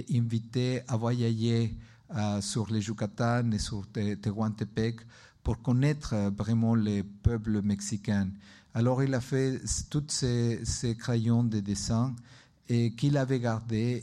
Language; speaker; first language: French; non-native, learner; Spanish